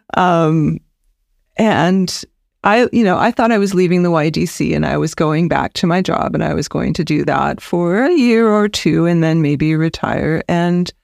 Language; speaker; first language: English; native; English